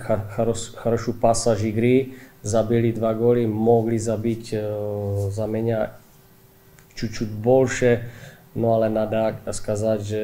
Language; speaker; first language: Russian; non-native, fluent; Czech